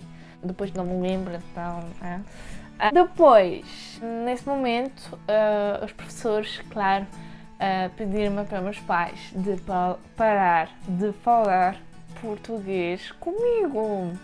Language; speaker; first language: Portuguese; early bilingual, heritage; French